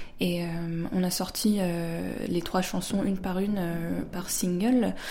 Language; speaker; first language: French; early bilingual, other home language; Korean